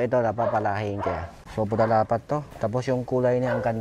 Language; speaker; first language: Filipino; non-native, learner; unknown